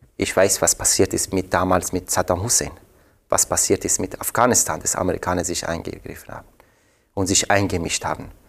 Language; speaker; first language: German; non-native, fluent; Persian